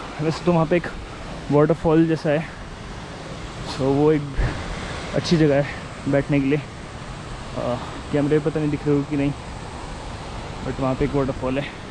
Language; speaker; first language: Hindi; native; Hindi